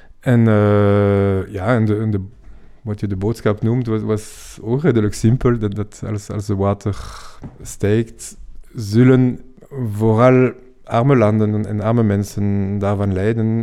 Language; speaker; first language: Dutch; non-native, fluent; French